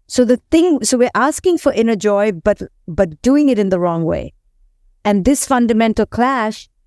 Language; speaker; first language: English; non-native, local second language; Hindi